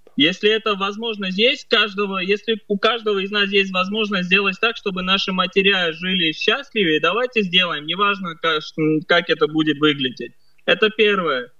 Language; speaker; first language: Russian; early bilingual, other home language; Armenian